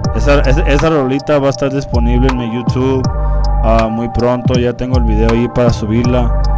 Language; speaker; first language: Spanish; early bilingual, heritage; Spanish